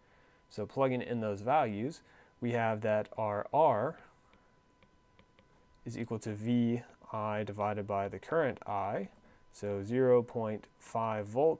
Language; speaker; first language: English; native; English